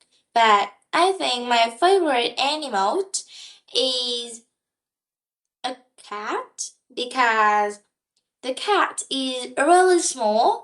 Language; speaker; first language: English; non-native, learner; Vietnamese